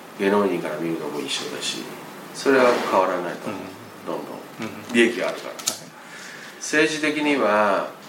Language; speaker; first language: Japanese; non-native, fluent; Chinese